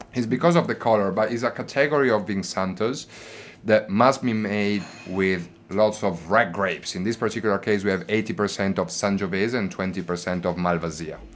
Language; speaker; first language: English; non-native, fluent; Italian